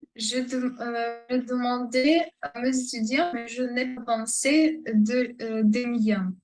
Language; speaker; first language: French; non-native, fluent; Russian